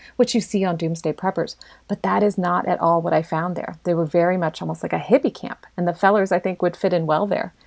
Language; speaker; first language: English; native; English